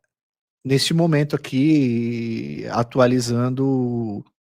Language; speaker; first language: Portuguese; native; Portuguese